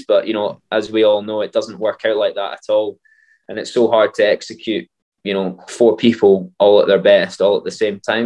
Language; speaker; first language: English; native; English